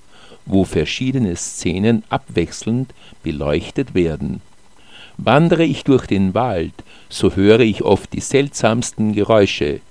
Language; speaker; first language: German; native; German